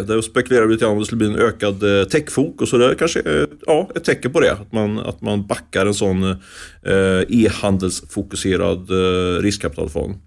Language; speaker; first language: Swedish; native; Swedish